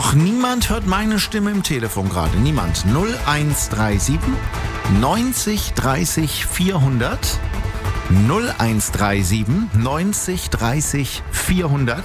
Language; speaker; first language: German; native; German